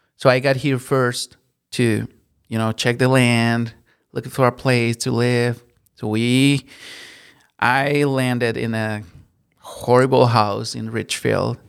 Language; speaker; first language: English; non-native, learner; Spanish